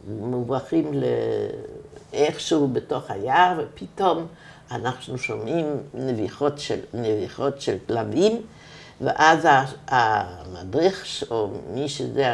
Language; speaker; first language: Hebrew; non-native, fluent; German